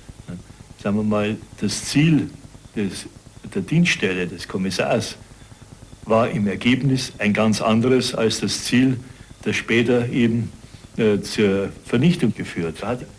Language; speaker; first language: German; native; German